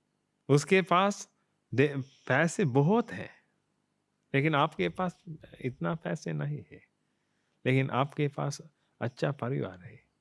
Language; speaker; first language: Hindi; non-native, fluent; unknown